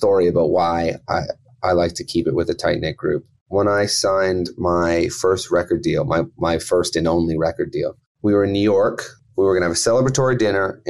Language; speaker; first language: English; native; English